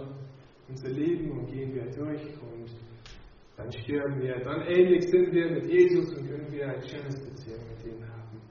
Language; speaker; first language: German; non-native, fluent; English